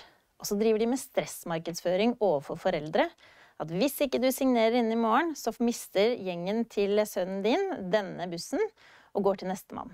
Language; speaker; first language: Norwegian; native; Norwegian